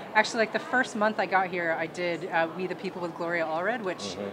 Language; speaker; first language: English; native; English